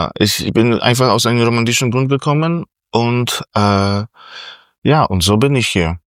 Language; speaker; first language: German; non-native, fluent; Polish